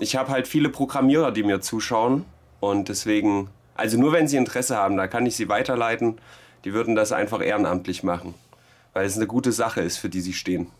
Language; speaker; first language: German; native; German